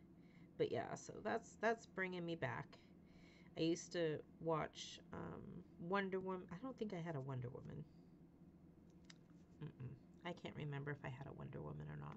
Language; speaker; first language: English; native; English